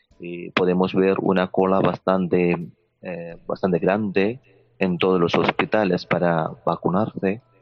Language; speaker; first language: Spanish; non-native, fluent; Malayalam